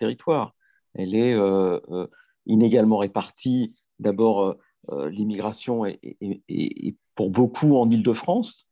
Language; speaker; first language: French; native; French